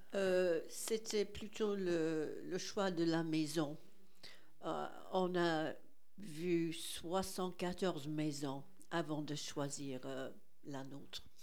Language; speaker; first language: French; non-native, fluent; English